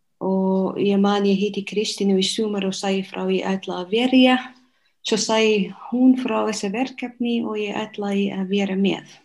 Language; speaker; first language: Icelandic; non-native, fluent; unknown